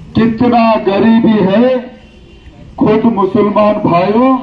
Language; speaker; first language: Hindi; non-native, local second language; Marathi